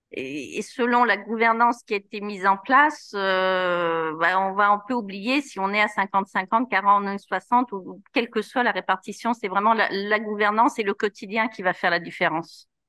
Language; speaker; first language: French; native; French